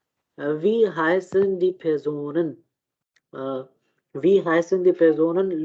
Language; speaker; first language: German; non-native, fluent; Urdu